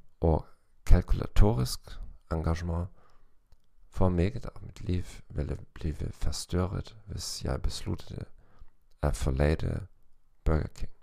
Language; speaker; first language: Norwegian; non-native, learner; German